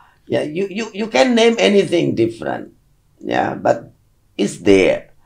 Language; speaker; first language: English; non-native, fluent; Indonesian